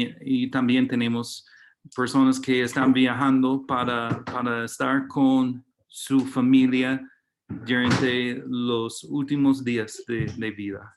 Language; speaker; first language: Spanish; non-native, fluent; English